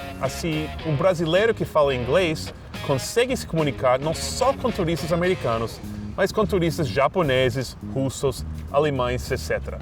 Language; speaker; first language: Portuguese; non-native, fluent; English